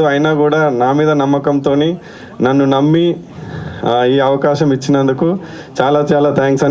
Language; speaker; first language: Telugu; native; Telugu